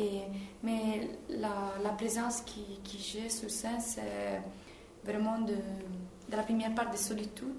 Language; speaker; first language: French; non-native, fluent; Italian